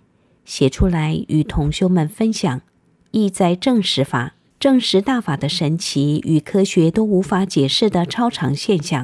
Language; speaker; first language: Chinese; native; Chinese